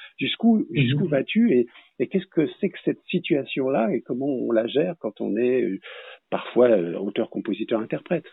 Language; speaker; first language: French; native; French